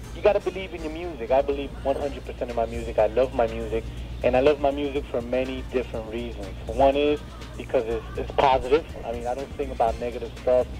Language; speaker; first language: English; native; English